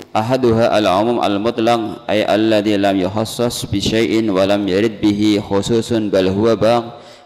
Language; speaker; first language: Arabic; non-native, fluent; Indonesian